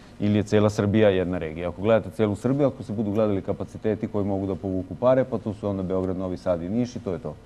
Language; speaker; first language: Serbian; native; Serbian